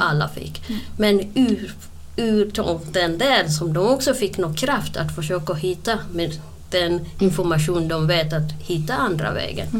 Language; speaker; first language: Swedish; non-native, fluent; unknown